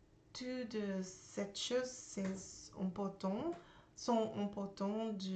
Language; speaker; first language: French; non-native, learner; English